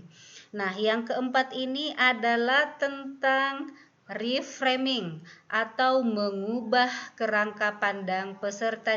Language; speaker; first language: Indonesian; native; Indonesian